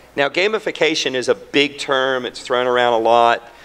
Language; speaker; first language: English; native; English